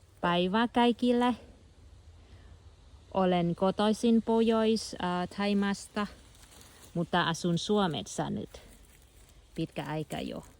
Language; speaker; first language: Finnish; non-native, learner; Thai